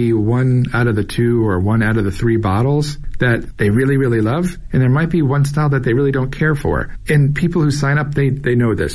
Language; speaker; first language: English; native; English